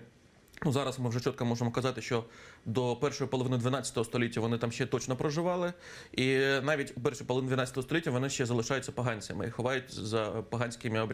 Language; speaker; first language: Ukrainian; native; Ukrainian